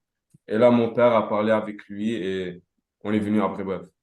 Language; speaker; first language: French; non-native, local second language; Arabic